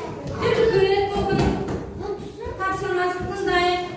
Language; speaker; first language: Kazakh; native; Kazakh